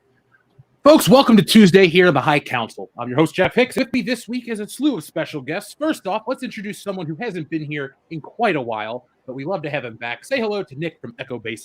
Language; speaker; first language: English; native; English